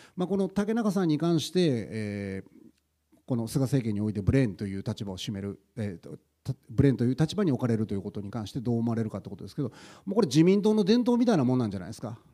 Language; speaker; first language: Japanese; native; Japanese